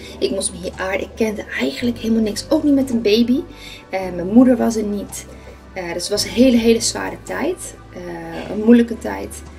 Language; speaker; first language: Dutch; non-native, fluent; Spanish